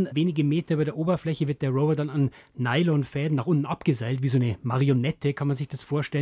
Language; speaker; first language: German; native; German